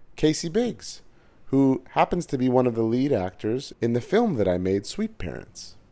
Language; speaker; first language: English; native; English